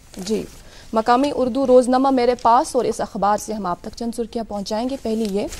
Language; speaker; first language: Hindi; non-native, local second language; Kashmiri